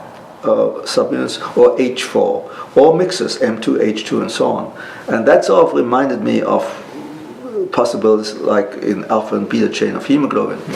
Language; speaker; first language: English; non-native, local second language; German